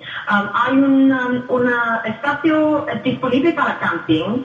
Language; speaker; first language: Spanish; non-native, fluent; English